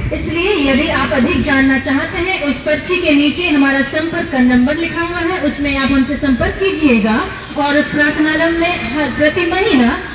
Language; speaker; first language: Hindi; non-native, local second language; Malayalam